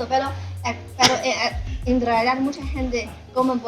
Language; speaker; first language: Spanish; non-native, learner; Chinese